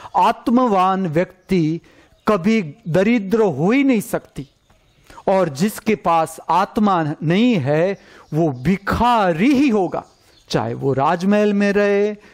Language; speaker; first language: Hindi; non-native, local second language; Gujarati